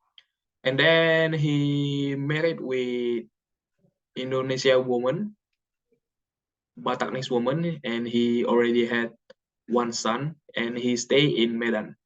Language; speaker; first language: English; non-native, learner; Indonesian